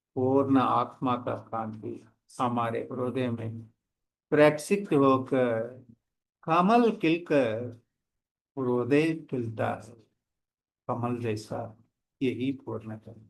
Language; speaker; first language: Hindi; non-native, local second language; Telugu